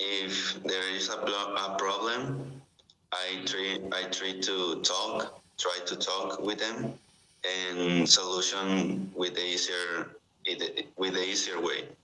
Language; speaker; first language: English; non-native, learner; Spanish